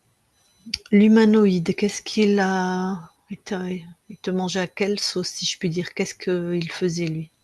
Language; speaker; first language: French; native; French